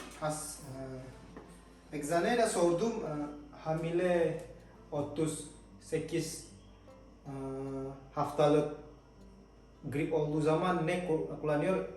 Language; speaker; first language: Turkish; non-native, learner; Indonesian